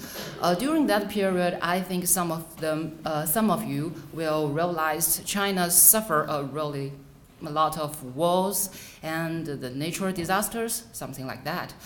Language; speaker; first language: English; non-native, fluent; Chinese